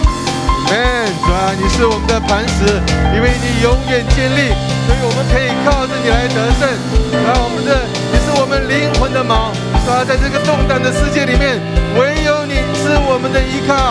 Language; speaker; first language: Chinese; native; Chinese